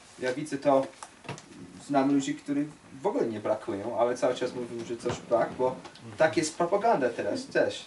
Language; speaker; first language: Polish; non-native, fluent; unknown